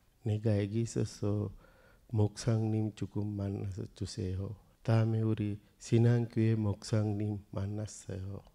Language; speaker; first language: Korean; non-native, learner; Sinhala